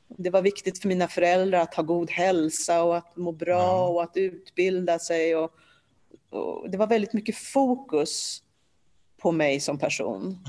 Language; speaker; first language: Swedish; early bilingual, other home language; Polish